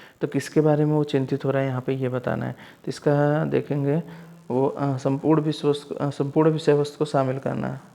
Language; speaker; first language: Hindi; native; Hindi